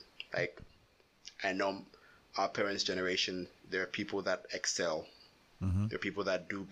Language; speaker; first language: English; non-native, local second language; Akan